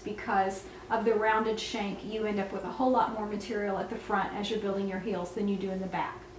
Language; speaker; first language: English; native; English